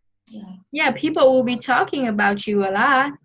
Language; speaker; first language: English; non-native, fluent; Vietnamese